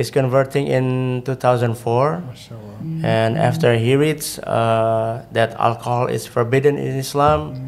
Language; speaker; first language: English; non-native, fluent; Indonesian